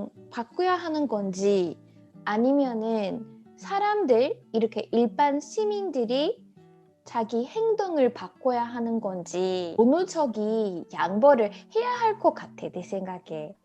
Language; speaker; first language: Korean; non-native, fluent; English